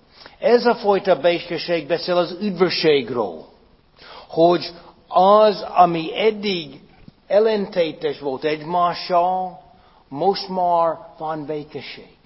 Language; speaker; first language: Hungarian; non-native, fluent; English